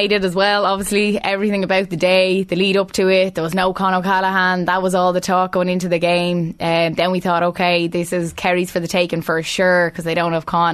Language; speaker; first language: English; native; English